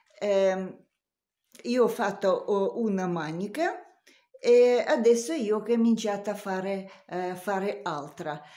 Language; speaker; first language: Italian; non-native, learner; Russian